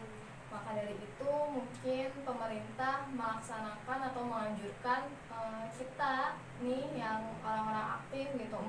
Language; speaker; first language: Indonesian; native; Indonesian